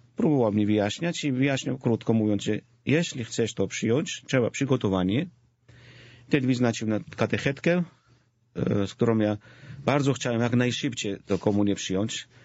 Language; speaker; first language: Polish; non-native, fluent; Georgian